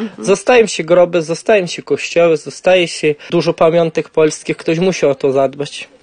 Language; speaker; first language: Polish; early bilingual, heritage; Polish